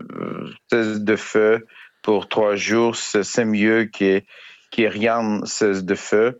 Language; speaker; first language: French; non-native, learner; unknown